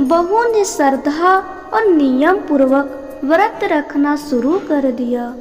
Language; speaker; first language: Hindi; native; Hindi